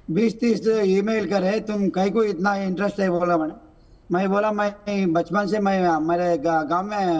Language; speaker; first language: Hindi; non-native, local second language; Telugu